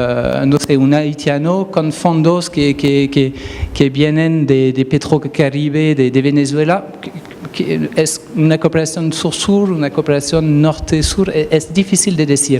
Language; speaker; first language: Spanish; non-native, fluent; French